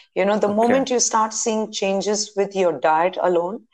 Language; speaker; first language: English; non-native, local second language; Hindi